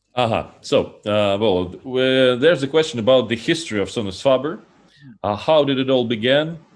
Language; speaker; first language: English; non-native, fluent; Russian